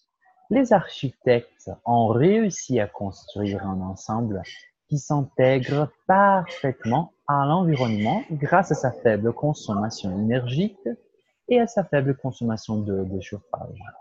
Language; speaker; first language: French; non-native, fluent; Portuguese